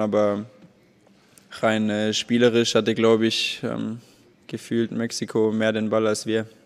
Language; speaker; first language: German; native; German